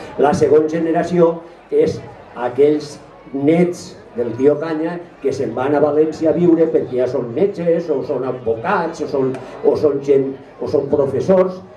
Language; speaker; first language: Catalan; non-native, local second language; Spanish